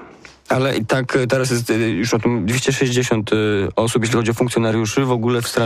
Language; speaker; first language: Polish; native; Polish